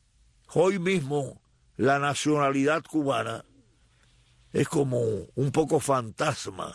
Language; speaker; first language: Spanish; native; Spanish